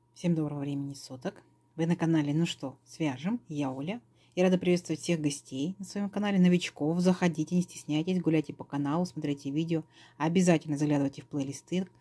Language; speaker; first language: Russian; native; Russian